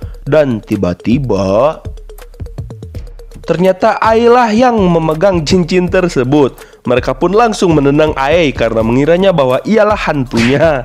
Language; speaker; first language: Indonesian; native; Indonesian